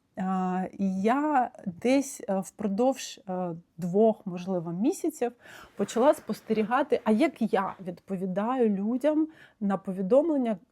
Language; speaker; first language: Ukrainian; non-native, local second language; Russian